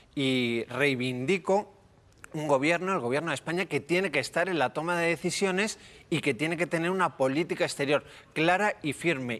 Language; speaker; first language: Spanish; native; Spanish